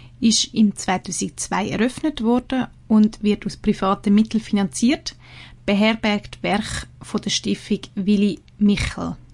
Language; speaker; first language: German; native; German